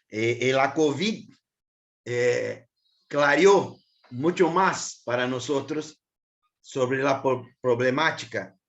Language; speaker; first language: Spanish; non-native, learner; Portuguese